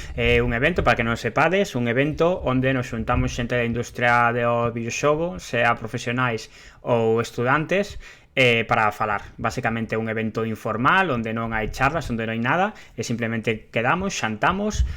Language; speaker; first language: Galician; non-native, local second language; Spanish